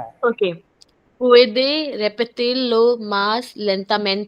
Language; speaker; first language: Spanish; non-native, learner; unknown